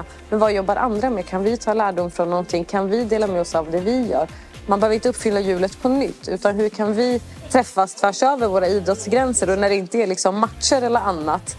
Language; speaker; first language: Swedish; native; Swedish